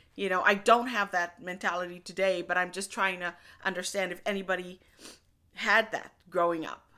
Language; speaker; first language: English; non-native, local second language; Afrikaans